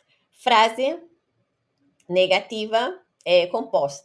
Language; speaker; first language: Italian; non-native, fluent; Portuguese